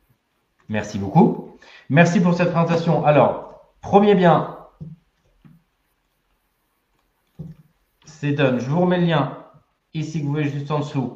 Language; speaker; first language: French; native; French